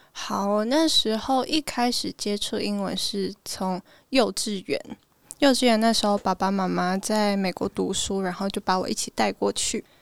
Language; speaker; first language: Chinese; early bilingual, heritage; Chinese